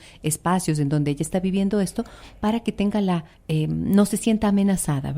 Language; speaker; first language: Spanish; native; Spanish